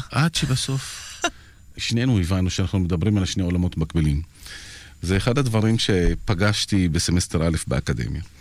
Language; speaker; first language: Hebrew; non-native, local second language; Arabic